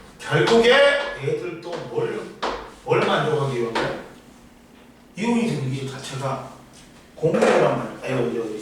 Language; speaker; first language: Korean; native; Korean